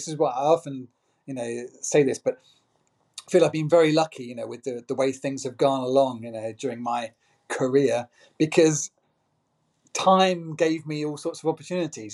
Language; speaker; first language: English; native; English